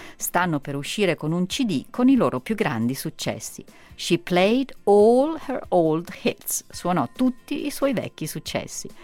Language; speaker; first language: Italian; native; Italian